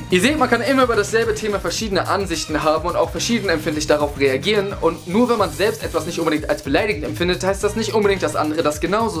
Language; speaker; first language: German; native; German